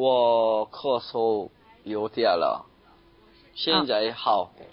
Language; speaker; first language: Chinese; non-native, learner; Korean